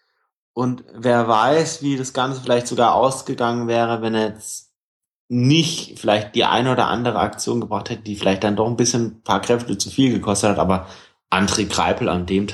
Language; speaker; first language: German; native; German